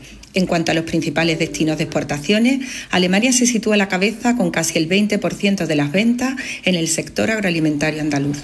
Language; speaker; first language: Spanish; native; Spanish